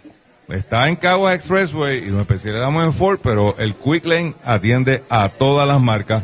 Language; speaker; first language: Spanish; native; Spanish